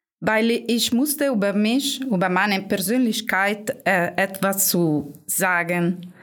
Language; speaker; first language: German; non-native, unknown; Italian